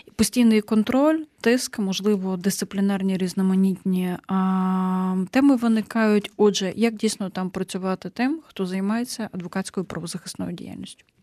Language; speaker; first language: Ukrainian; native; Ukrainian